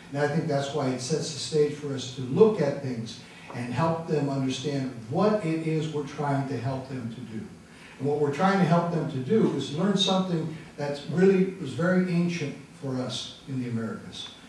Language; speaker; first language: English; native; English